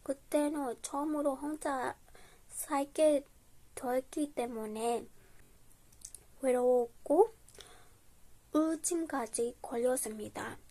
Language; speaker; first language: Korean; non-native, fluent; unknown